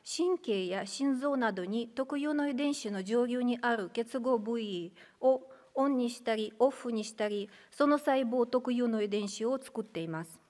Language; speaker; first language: Japanese; non-native, fluent; Russian